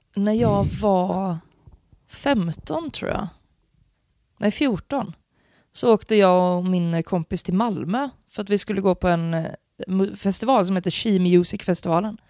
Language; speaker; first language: Swedish; native; Swedish